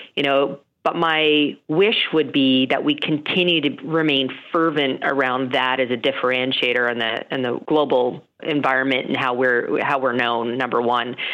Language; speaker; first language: English; native; English